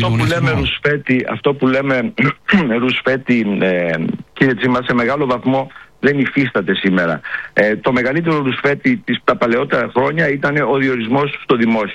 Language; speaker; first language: Greek; native; Greek